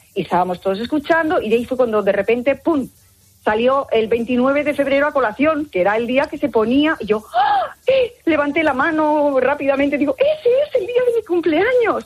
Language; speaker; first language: Spanish; native; Spanish